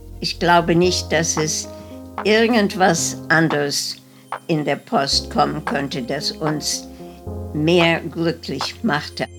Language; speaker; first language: German; non-native, fluent; Dutch